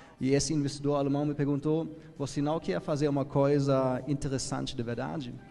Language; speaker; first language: Portuguese; non-native, fluent; German